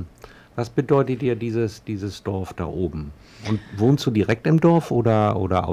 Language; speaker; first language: German; native; German